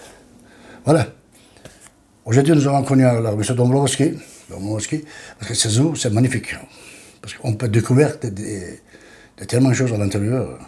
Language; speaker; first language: French; non-native, learner; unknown